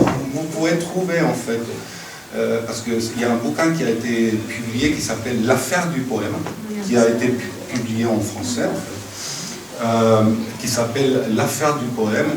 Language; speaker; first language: French; non-native, fluent; Spanish